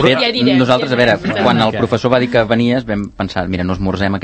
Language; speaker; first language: Catalan; native; Catalan